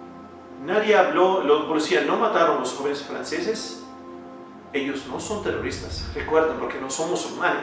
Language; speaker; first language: Spanish; non-native, fluent; Arabic